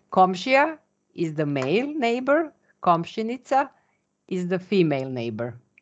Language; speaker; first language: English; non-native, fluent; Serbian